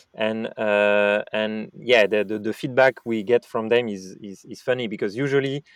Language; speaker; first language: English; non-native, fluent; French